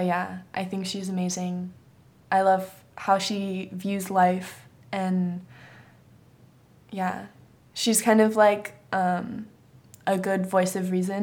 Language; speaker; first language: English; native; English